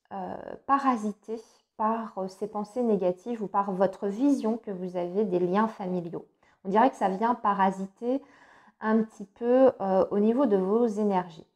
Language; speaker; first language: French; native; French